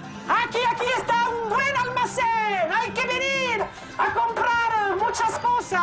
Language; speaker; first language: Spanish; non-native, learner; French